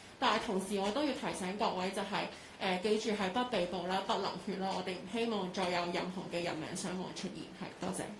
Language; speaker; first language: Cantonese; native; Cantonese